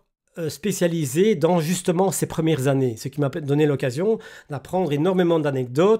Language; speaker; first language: French; native; French